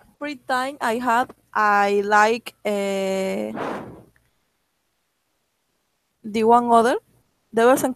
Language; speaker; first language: English; non-native, learner; Spanish